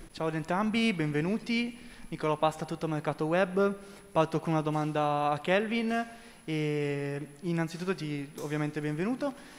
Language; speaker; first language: Italian; native; Italian